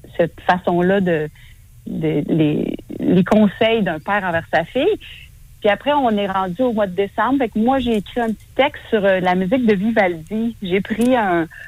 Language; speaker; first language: French; native; French